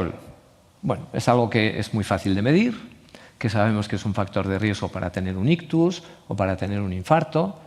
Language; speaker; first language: Spanish; native; Spanish